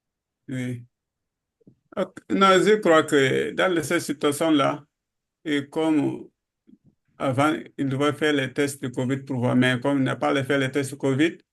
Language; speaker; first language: French; non-native, learner; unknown